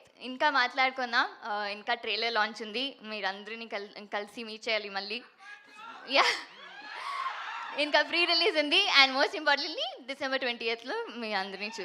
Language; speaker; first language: Telugu; non-native, fluent; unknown